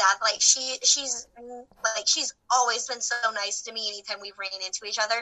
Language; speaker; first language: English; native; English